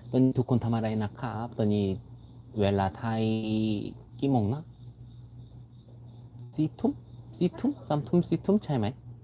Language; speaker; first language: Thai; non-native, learner; Korean